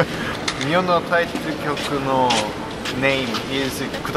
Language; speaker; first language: Japanese; non-native, learner; Korean